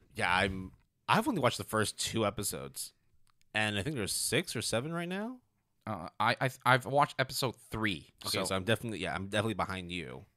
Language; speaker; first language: English; non-native, local second language; Cantonese